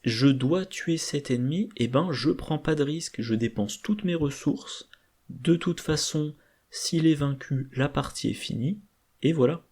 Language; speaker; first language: French; native; French